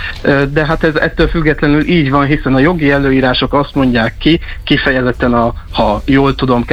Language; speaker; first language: Hungarian; native; Hungarian